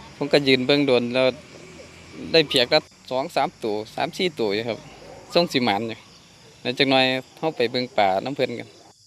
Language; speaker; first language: Thai; native; Thai